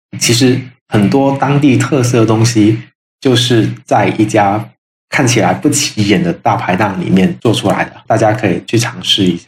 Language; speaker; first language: Chinese; non-native, local second language; Min Nan Chinese